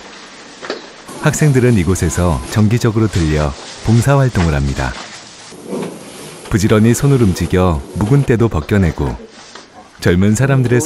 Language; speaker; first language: Korean; native; Korean